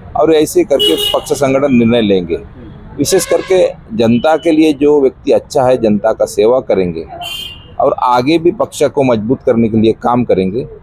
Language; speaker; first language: Hindi; non-native, local second language; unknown